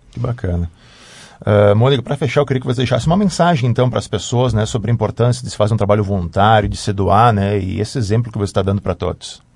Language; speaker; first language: Portuguese; native; Portuguese